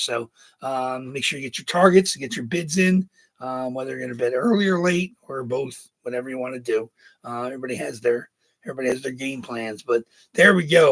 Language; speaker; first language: English; native; English